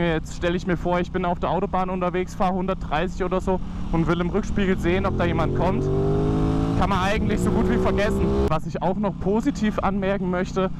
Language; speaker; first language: German; native; German